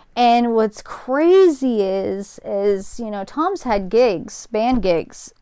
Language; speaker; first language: English; native; English